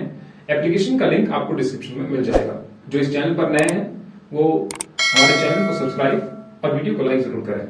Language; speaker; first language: Hindi; native; Hindi